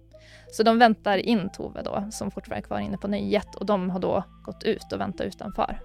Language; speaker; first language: Swedish; native; Swedish